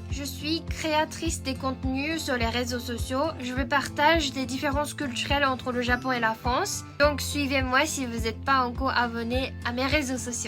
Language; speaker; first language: French; non-native, fluent; Japanese